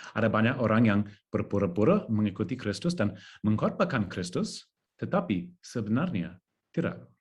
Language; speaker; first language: Indonesian; non-native, learner; English